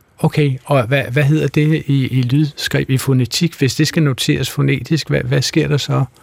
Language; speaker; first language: Danish; native; Danish